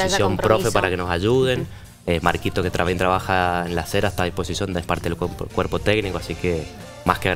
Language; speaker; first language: Spanish; native; Spanish